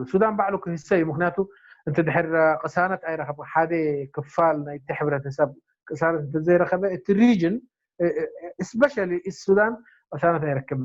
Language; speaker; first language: Tigrinya; non-native, local second language; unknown